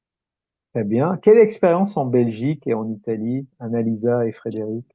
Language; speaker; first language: French; native; French